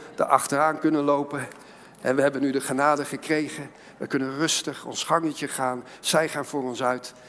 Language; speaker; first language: Dutch; native; Dutch